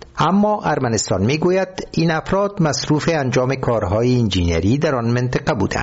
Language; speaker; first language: Persian; native; Persian